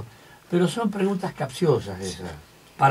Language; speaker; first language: Spanish; native; Spanish